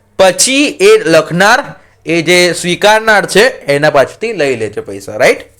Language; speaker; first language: Gujarati; non-native, local second language; Marathi